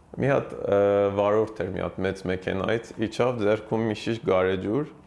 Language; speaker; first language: Armenian; early bilingual, heritage; Armenian